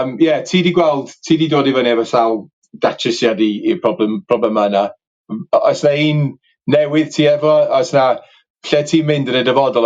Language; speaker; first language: Welsh; native; Welsh